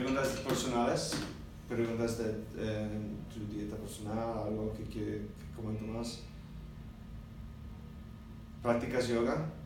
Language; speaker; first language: Spanish; non-native, learner; English